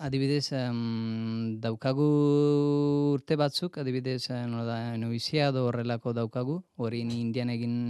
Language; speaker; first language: Basque; non-native, learner; Malayalam